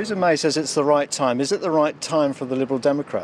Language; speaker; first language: English; native; English